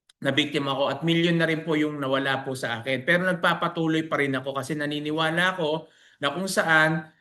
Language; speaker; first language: Filipino; native; Filipino